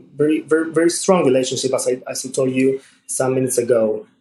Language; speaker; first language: English; non-native, fluent; Spanish